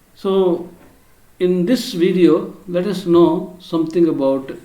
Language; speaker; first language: English; non-native, local second language; Kannada